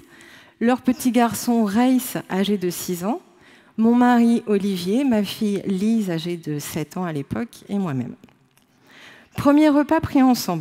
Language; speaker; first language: French; native; French